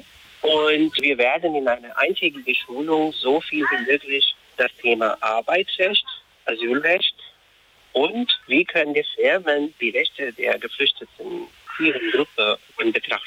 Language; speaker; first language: German; non-native, fluent; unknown